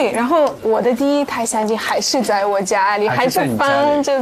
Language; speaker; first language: Chinese; non-native, fluent; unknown